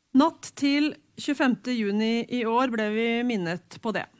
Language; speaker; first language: Norwegian; native; Norwegian